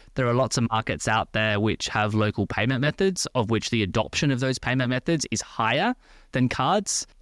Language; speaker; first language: English; native; English